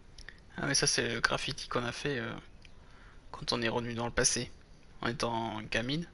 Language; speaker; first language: French; native; French